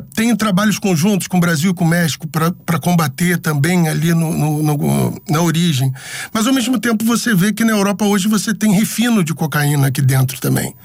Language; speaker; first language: Portuguese; native; Portuguese